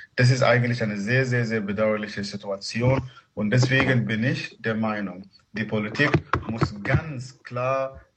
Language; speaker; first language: German; non-native, fluent; Arabic